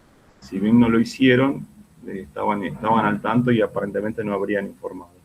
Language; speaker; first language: Spanish; native; Spanish